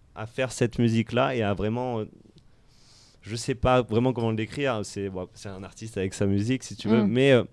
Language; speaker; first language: French; native; French